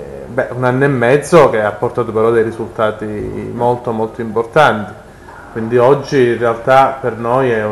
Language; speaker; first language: Italian; native; Italian